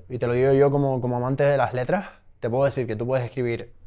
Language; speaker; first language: Spanish; native; Spanish